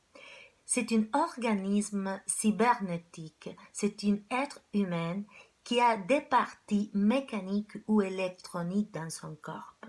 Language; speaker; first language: French; non-native, fluent; Spanish